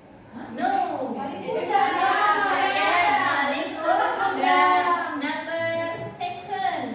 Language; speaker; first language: English; non-native, learner; Indonesian